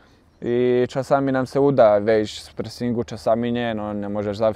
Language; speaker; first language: Polish; non-native, learner; Bosnian